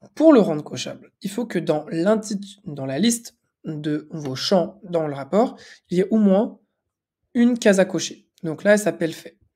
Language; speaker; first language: French; native; French